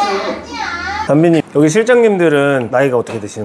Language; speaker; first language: Korean; native; Korean